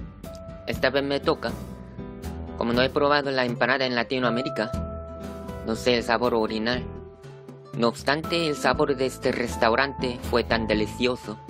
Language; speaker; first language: Spanish; non-native, fluent; Korean